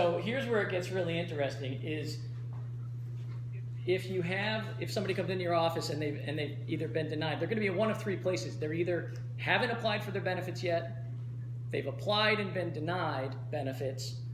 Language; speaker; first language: English; native; English